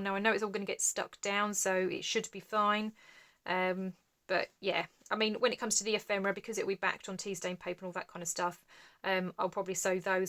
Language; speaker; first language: English; native; English